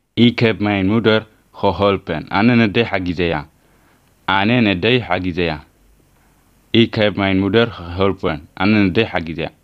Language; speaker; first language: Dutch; non-native, learner; Tigrinya